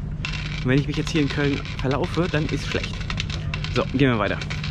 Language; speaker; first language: German; native; German